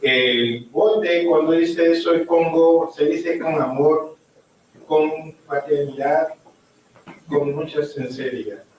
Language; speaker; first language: Spanish; non-native, learner; Haitian Creole